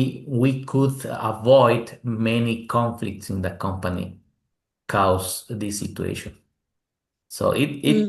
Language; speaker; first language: English; non-native, learner; Spanish